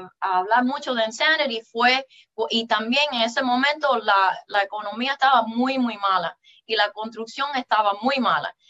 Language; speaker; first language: Spanish; early bilingual, heritage; English